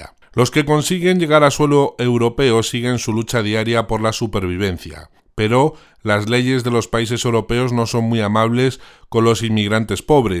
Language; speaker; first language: Spanish; native; Spanish